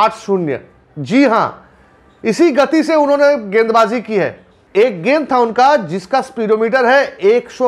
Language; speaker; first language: Hindi; non-native, local second language; Bangla